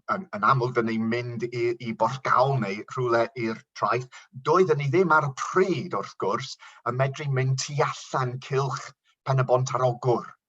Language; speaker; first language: Welsh; non-native, local second language; English